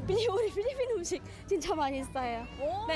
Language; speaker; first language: Korean; non-native, learner; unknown